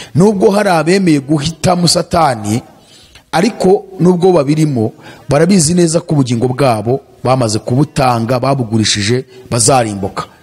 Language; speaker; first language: Kinyarwanda; native; Kinyarwanda